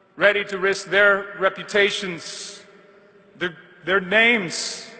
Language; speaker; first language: English; native; English